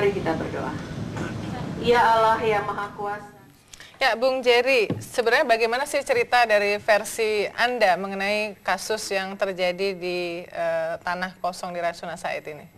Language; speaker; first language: Indonesian; native; Indonesian